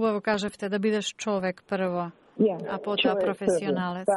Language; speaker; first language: Macedonian; native; Macedonian